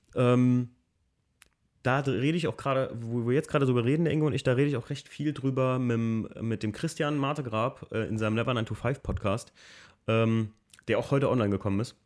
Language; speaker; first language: German; native; German